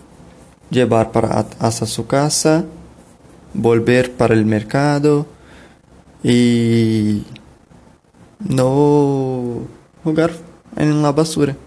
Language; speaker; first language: Spanish; non-native, learner; Portuguese